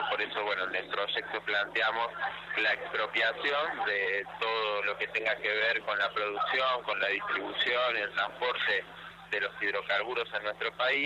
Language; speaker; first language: Spanish; native; Spanish